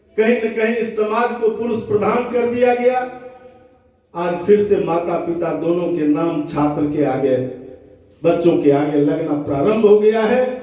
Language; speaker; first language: Hindi; native; Hindi